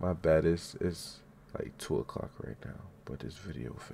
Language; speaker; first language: English; native; English